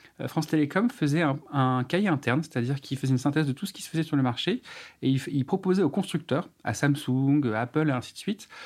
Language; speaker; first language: French; native; French